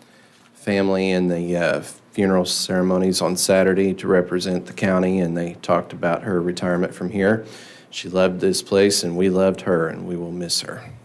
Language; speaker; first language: English; native; English